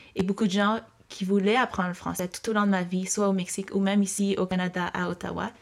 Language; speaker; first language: French; early bilingual, heritage; French